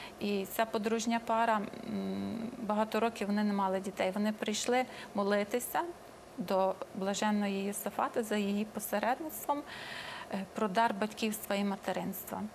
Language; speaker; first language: Ukrainian; native; Ukrainian